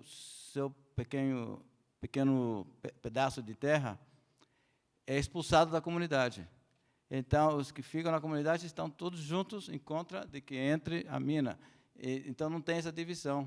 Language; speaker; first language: Portuguese; non-native, fluent; Spanish